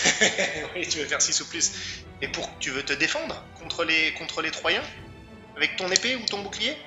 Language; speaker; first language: French; native; French